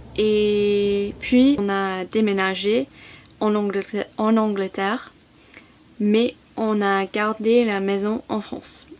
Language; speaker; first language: French; non-native, fluent; English